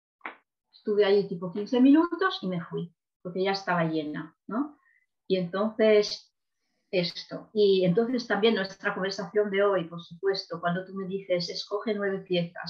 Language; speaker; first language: Spanish; non-native, fluent; Italian